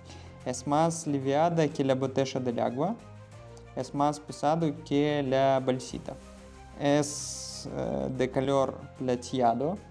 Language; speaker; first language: Spanish; non-native, learner; Russian